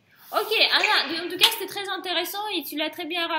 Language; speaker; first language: French; non-native, fluent; Russian